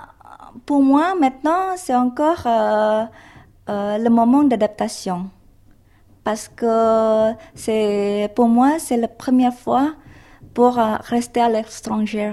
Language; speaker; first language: French; non-native, learner; Indonesian